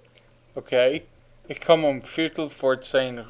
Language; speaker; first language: German; non-native, fluent; English